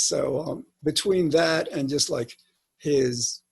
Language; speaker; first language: English; native; English